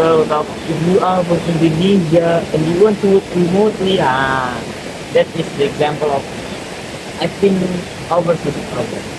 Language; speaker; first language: English; non-native, learner; Indonesian